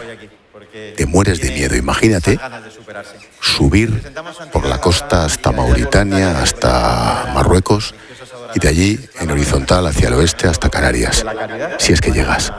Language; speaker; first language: Spanish; native; Spanish